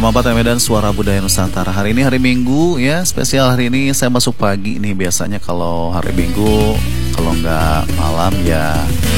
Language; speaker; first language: Indonesian; native; Indonesian